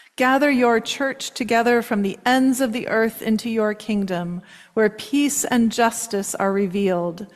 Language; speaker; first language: English; native; English